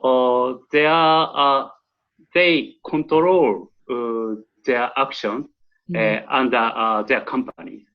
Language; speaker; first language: English; non-native, learner; Japanese